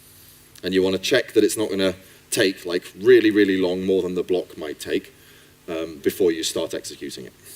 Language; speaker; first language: English; native; English